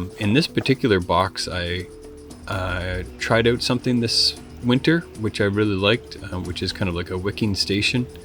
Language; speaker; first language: English; native; English